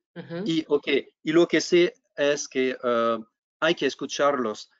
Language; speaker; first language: Spanish; non-native, fluent; French